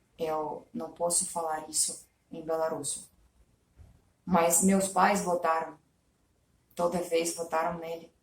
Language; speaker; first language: Portuguese; non-native, fluent; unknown